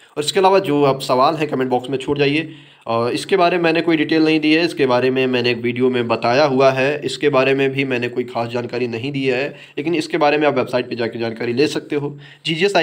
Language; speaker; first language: Hindi; native; Hindi